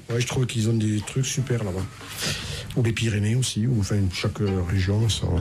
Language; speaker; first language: French; native; French